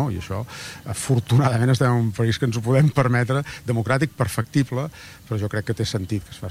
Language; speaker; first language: Catalan; native; Catalan